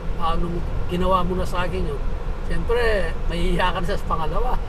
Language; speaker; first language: Filipino; non-native, local second language; Pampanga